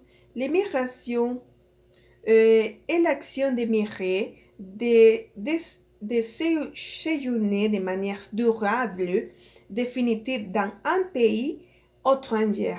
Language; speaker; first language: French; non-native, learner; Spanish